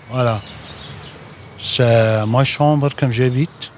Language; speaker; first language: French; non-native, learner; Arabic